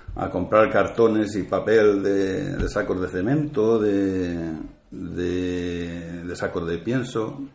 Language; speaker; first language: Spanish; native; Spanish